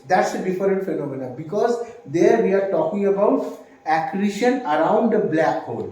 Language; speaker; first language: English; non-native, local second language; Bangla